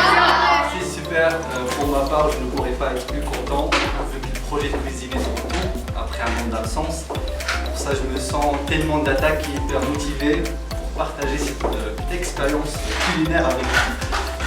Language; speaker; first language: French; non-native, local second language; Arabic